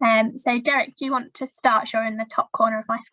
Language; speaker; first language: English; native; English